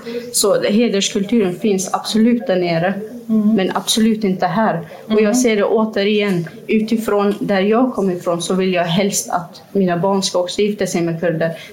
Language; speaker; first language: Swedish; non-native, fluent; Kurdish